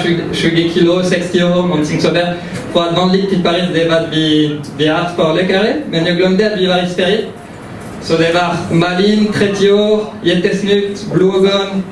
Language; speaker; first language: Swedish; early bilingual, heritage; French